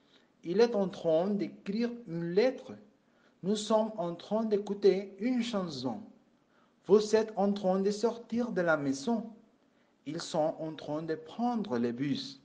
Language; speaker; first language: French; non-native, fluent; Spanish